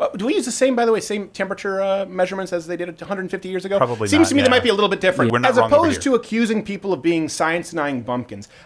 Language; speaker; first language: English; native; English